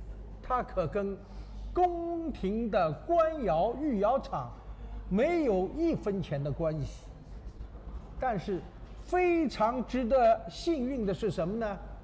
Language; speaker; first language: Chinese; native; Chinese